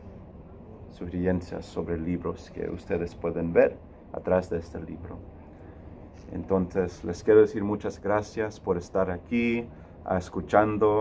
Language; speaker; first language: Spanish; early bilingual, heritage; Spanish